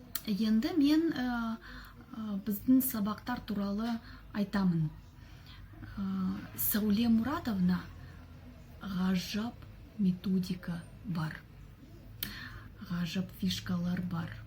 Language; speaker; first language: Kazakh; non-native, learner; Russian